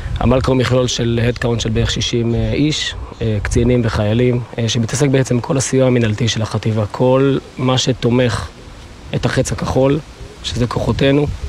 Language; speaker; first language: Hebrew; native; Hebrew